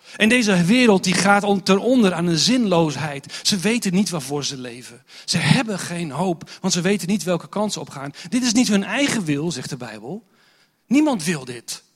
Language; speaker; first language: Dutch; non-native, fluent; English